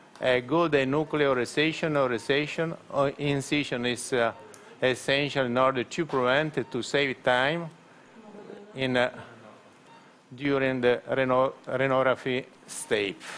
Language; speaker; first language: English; non-native, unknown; Italian